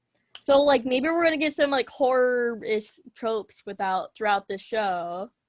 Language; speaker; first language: English; native; English